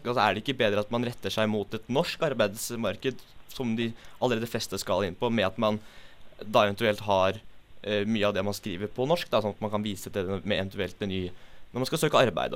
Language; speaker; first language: Norwegian; native; Norwegian